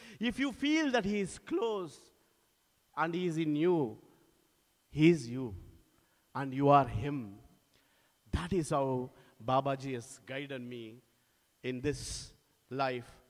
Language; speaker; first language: English; non-native, local second language; Telugu